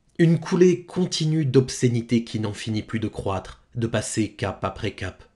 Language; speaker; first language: French; native; French